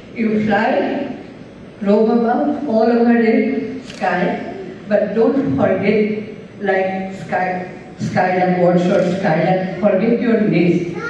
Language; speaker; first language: English; non-native, local second language; Assamese